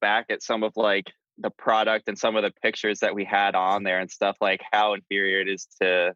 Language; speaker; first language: English; native; English